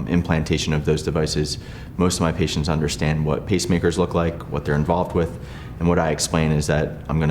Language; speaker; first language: English; native; English